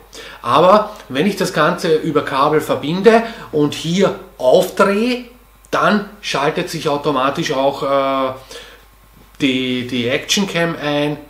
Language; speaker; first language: German; native; German